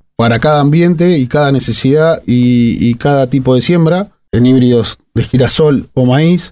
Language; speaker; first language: Spanish; native; Spanish